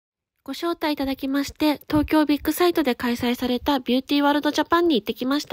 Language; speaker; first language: Japanese; native; Japanese